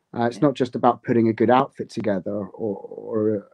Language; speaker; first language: English; native; English